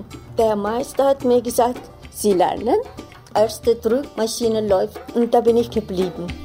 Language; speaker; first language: German; non-native, learner; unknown